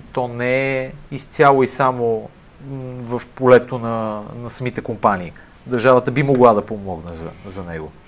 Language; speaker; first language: Bulgarian; native; Bulgarian